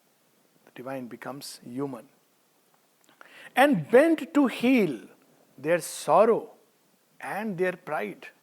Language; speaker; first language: English; non-native, local second language; Hindi